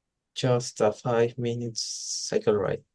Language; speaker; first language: English; non-native, learner; Spanish